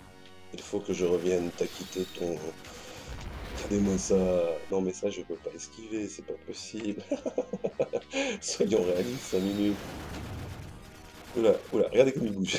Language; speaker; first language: French; native; French